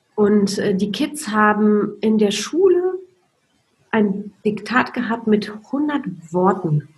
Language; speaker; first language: German; non-native, fluent; Polish